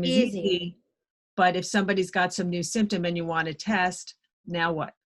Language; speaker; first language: English; native; English